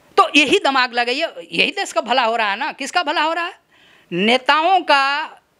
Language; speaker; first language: Hindi; native; Hindi